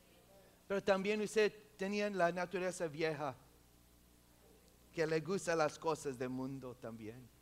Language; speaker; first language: Spanish; non-native, local second language; English